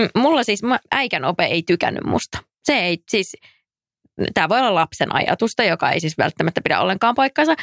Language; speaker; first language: Finnish; native; Finnish